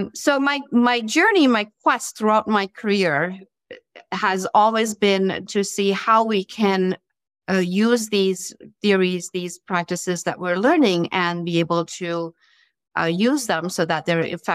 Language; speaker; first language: English; non-native, local second language; Gujarati